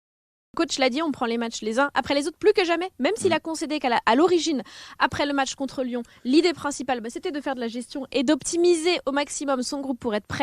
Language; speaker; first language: French; native; French